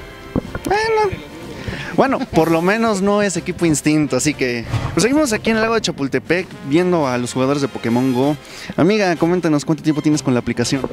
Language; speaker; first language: Spanish; native; Spanish